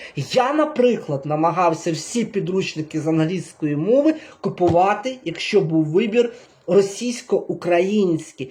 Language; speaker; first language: Ukrainian; native; Ukrainian